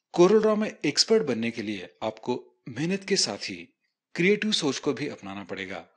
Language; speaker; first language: Hindi; non-native, local second language; Marathi